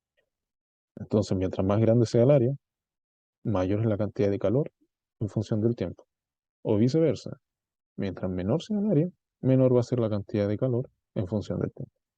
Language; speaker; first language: Spanish; native; Spanish